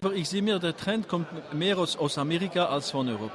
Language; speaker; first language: German; non-native, fluent; French